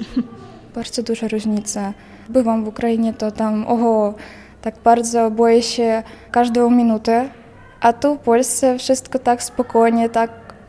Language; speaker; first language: Polish; non-native, learner; Ukrainian